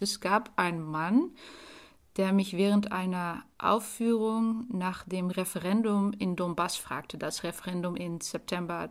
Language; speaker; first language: German; non-native, fluent; Dutch